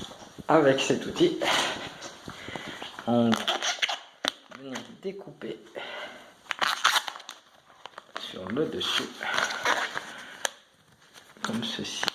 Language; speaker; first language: French; native; French